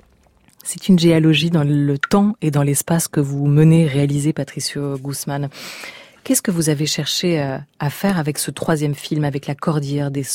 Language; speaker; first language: French; native; French